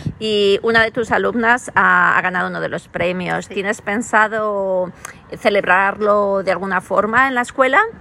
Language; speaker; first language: Spanish; native; Spanish